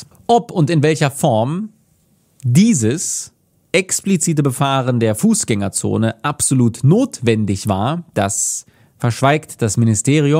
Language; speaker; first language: German; native; German